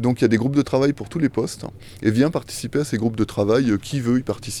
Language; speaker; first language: French; native; French